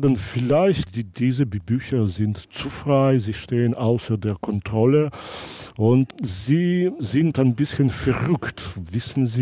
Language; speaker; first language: German; non-native, local second language; Belarusian